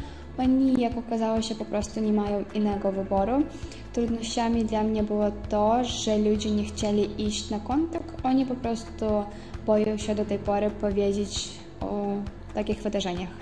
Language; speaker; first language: Polish; non-native, fluent; Ukrainian